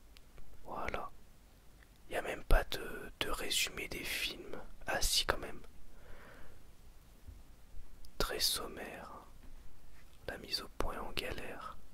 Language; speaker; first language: French; native; French